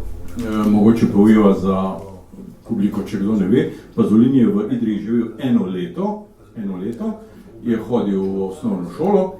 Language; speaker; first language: Slovenian; native; Slovenian